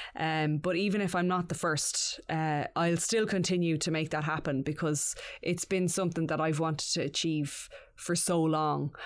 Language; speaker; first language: English; native; English